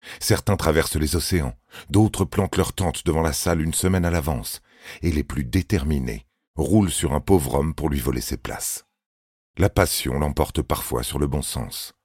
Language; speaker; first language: French; native; French